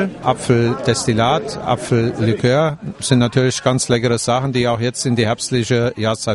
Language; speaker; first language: German; native; German